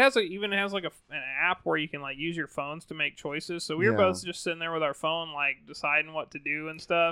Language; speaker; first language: English; native; English